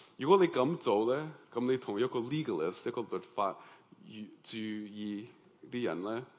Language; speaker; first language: Cantonese; early bilingual, heritage; Cantonese